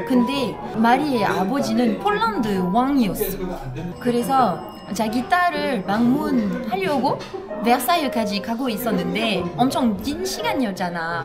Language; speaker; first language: Korean; non-native, fluent; French